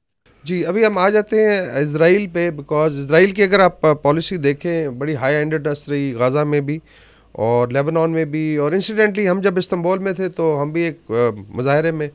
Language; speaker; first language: Urdu; native; Urdu